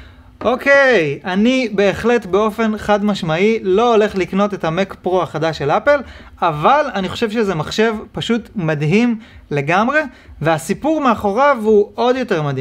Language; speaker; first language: Hebrew; native; Hebrew